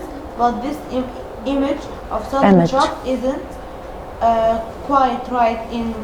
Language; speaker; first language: English; non-native, learner; Arabic